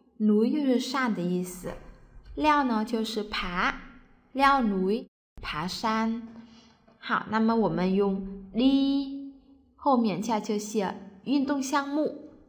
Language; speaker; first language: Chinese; non-native, fluent; Vietnamese